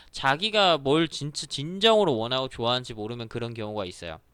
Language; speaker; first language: Korean; native; Korean